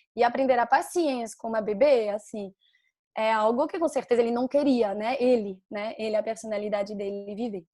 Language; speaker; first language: Portuguese; non-native, fluent; French